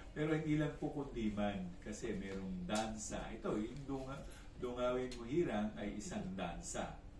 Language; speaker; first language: Filipino; native; Filipino